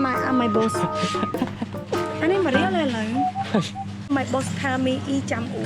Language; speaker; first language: Korean; non-native, learner; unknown